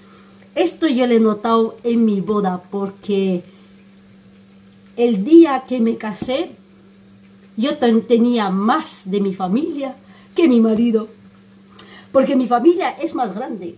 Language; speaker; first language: Spanish; non-native, fluent; Armenian